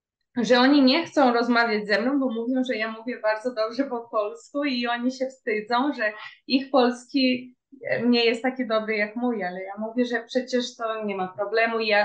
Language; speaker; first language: Polish; early bilingual, heritage; Portuguese